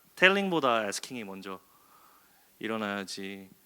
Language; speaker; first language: Korean; early bilingual, heritage; Korean